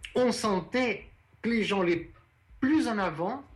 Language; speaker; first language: French; non-native, fluent; Portuguese